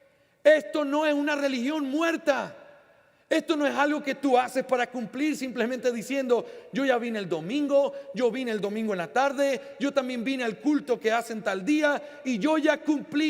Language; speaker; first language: Spanish; native; Spanish